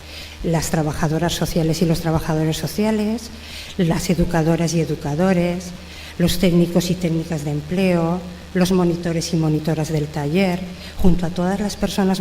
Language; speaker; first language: Spanish; native; Spanish